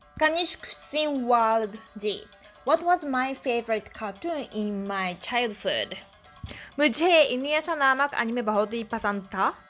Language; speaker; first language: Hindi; non-native, fluent; Japanese